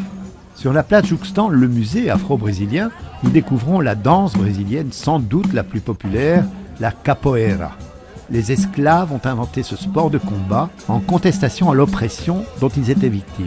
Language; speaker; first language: French; native; French